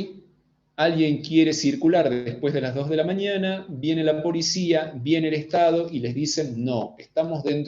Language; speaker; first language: Spanish; native; Spanish